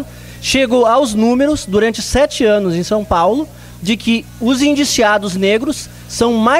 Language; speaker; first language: Portuguese; native; Portuguese